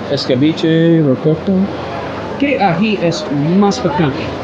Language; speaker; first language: Spanish; non-native, learner; English